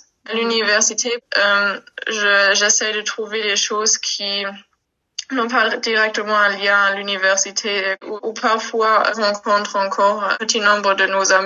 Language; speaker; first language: French; non-native, local second language; Luxembourgish